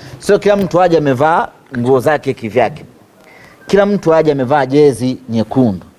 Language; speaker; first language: Swahili; native; Swahili